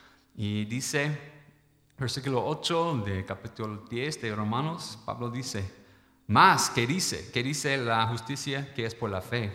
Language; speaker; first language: Spanish; non-native, fluent; English